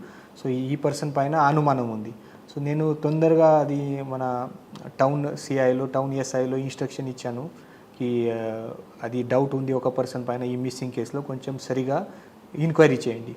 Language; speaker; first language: Telugu; non-native, fluent; Marathi